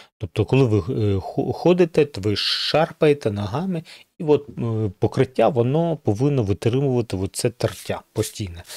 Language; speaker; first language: Ukrainian; non-native, local second language; Russian